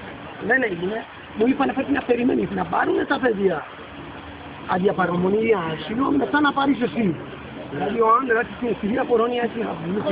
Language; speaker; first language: Greek; non-native, learner; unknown